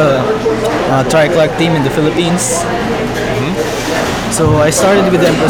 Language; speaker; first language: English; non-native, local second language; Pampanga